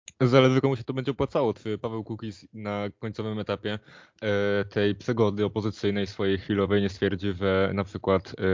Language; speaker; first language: Polish; native; Polish